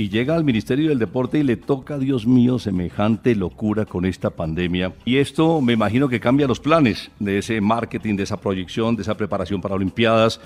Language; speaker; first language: Spanish; native; Spanish